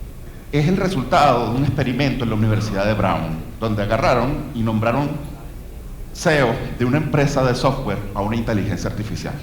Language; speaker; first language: Spanish; native; Spanish